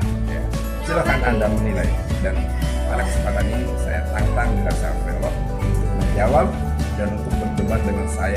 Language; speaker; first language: Indonesian; native; Indonesian